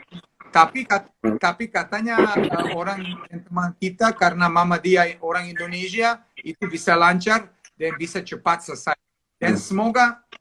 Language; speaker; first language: Indonesian; non-native, fluent; Serbian